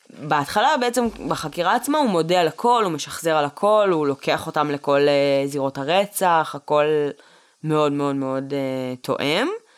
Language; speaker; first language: Hebrew; early bilingual, other home language; Russian